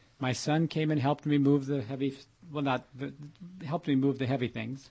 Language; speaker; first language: English; native; English